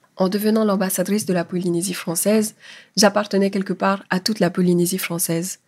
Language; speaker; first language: French; native; French